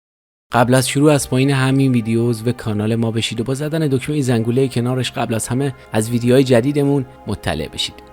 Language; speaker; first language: Persian; native; Persian